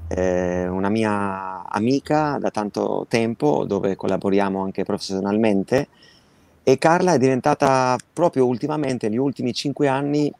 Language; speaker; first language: Italian; non-native, fluent; Albanian